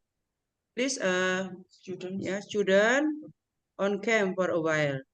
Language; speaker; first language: English; non-native, learner; Indonesian